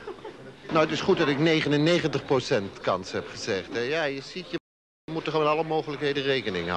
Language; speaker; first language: Dutch; native; Dutch